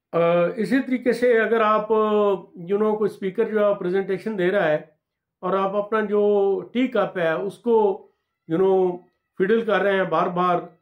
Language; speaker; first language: Urdu; non-native, local second language; Punjabi